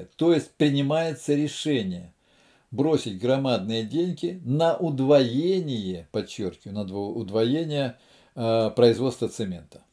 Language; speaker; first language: Russian; native; Russian